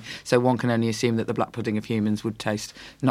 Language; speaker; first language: English; native; English